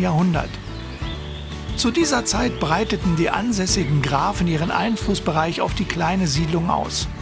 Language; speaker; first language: German; native; German